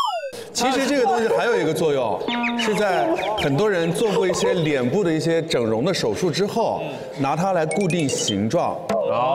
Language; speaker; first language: Chinese; native; Chinese